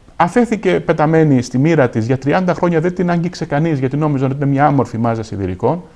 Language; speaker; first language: Greek; native; Greek